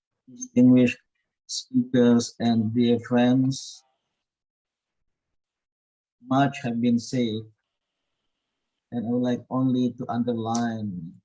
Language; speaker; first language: English; non-native, fluent; Indonesian